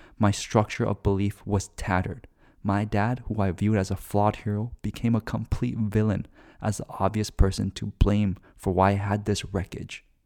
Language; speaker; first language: English; native; English